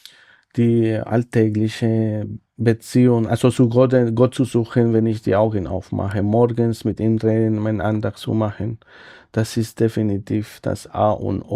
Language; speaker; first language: German; non-native, fluent; Spanish